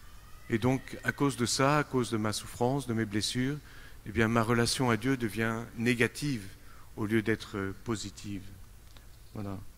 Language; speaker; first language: French; native; French